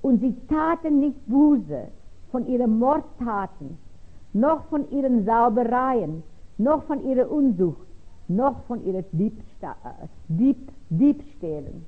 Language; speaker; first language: German; non-native, fluent; Afrikaans